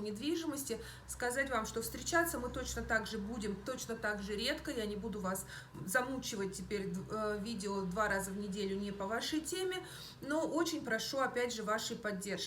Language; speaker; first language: Russian; native; Russian